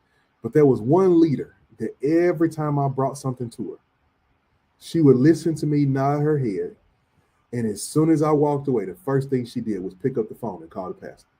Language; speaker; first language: English; native; English